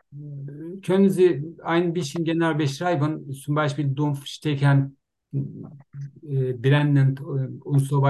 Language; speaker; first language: German; non-native, learner; Turkish